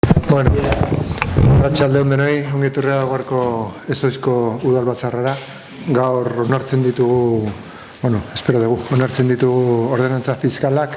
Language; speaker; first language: Basque; non-native, local second language; Spanish